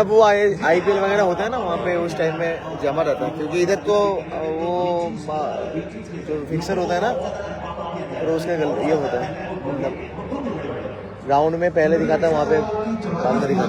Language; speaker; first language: Hindi; non-native, local second language; Bangla